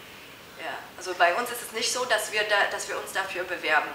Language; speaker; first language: German; non-native, fluent; English